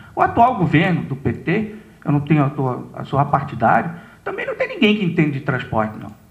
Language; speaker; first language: Portuguese; native; Portuguese